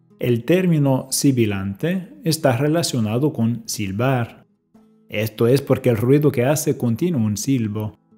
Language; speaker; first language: Spanish; non-native, fluent; English